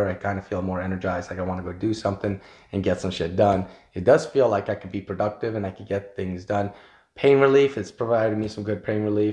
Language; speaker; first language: English; native; English